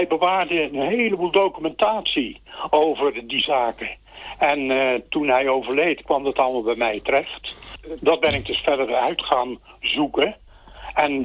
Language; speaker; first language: Dutch; native; Dutch